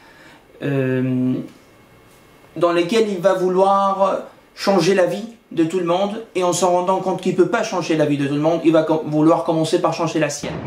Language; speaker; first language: French; non-native, fluent; Spanish